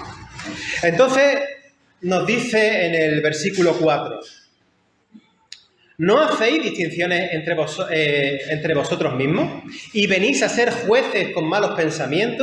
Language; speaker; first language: Spanish; native; Spanish